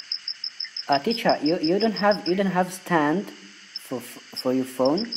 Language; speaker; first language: English; non-native, learner; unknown